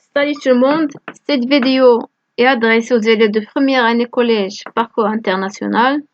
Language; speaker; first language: French; non-native, local second language; Arabic